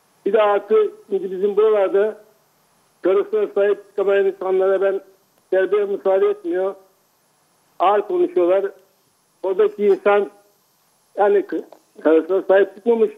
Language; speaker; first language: Turkish; native; Turkish